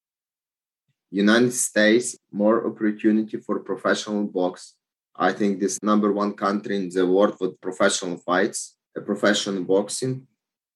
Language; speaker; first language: English; non-native, learner; Ukrainian